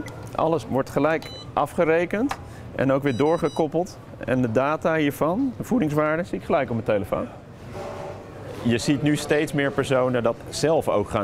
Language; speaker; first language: Dutch; native; Dutch